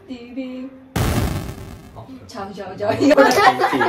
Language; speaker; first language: Japanese; native; Japanese